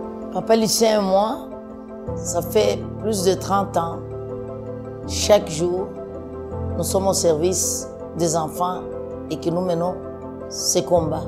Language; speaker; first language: French; non-native, local second language; Swahili